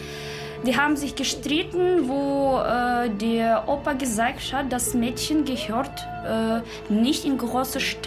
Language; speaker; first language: German; non-native, learner; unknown